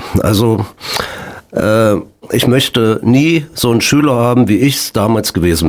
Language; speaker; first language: German; native; German